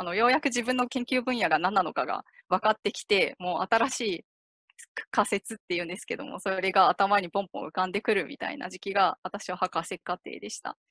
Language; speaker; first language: Japanese; native; Japanese